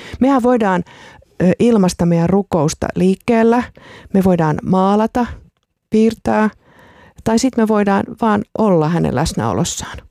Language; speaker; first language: Finnish; native; Finnish